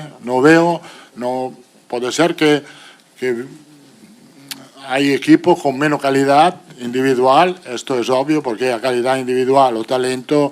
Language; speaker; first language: Portuguese; non-native, fluent; Italian